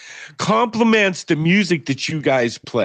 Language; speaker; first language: English; native; English